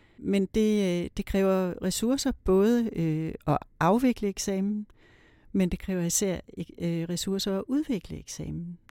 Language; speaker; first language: Danish; native; Danish